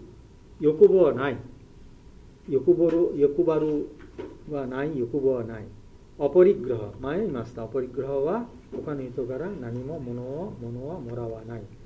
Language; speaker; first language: Japanese; non-native, learner; Bangla